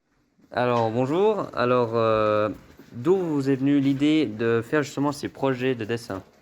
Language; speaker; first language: French; native; French